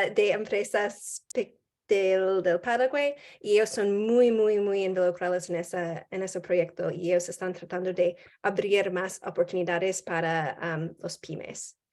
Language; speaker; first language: Spanish; non-native, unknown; English